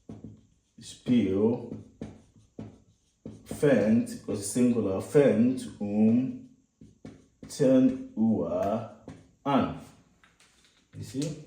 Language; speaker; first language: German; non-native, learner; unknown